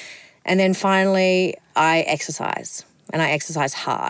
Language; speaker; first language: English; native; English